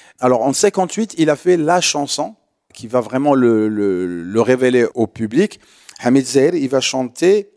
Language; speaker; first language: French; non-native, local second language; Arabic